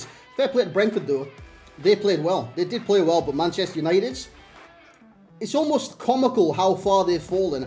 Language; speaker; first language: English; native; English